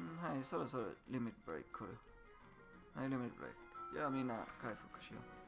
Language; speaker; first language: Japanese; non-native, learner; English